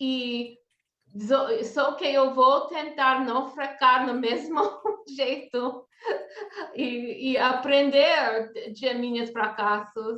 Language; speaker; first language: Portuguese; non-native, fluent; English